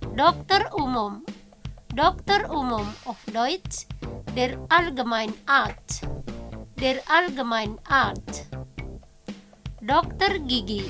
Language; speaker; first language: German; non-native, fluent; Indonesian